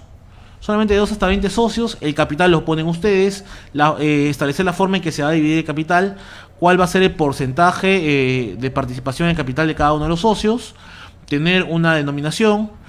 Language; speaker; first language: Spanish; native; Spanish